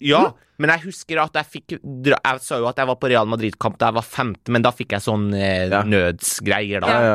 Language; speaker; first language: Norwegian; early bilingual, other home language; Persian